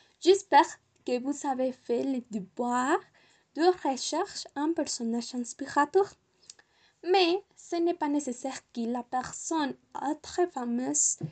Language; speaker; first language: French; non-native, learner; Spanish